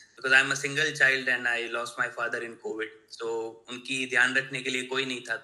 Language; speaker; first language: Hindi; non-native, local second language; Gujarati